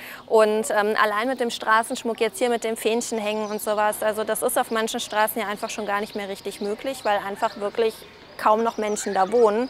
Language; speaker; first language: German; native; German